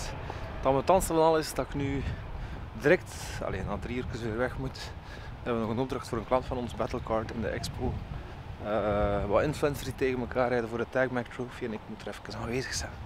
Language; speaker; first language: Dutch; native; Dutch